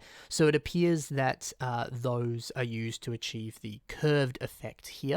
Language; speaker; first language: English; native; English